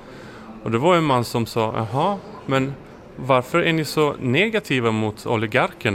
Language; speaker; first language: Swedish; non-native, fluent; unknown